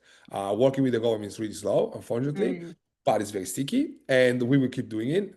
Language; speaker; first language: English; non-native, fluent; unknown